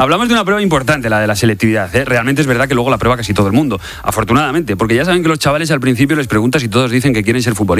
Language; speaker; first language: Spanish; native; Spanish